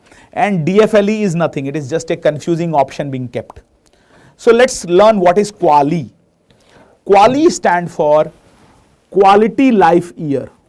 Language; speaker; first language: English; non-native, local second language; Hindi